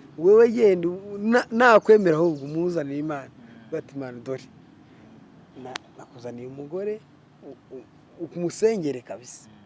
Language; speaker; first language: Kinyarwanda; early bilingual, other home language; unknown